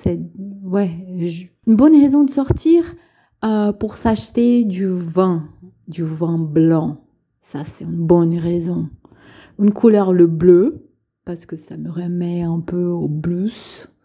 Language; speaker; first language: French; non-native, local second language; Portuguese